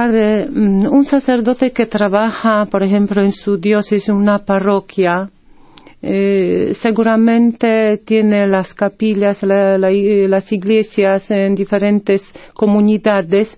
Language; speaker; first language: Spanish; non-native, fluent; Polish